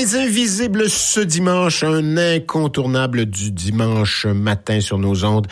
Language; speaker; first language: French; native; French